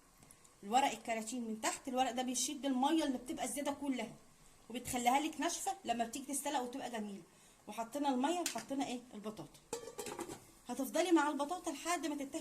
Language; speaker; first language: Arabic; native; Arabic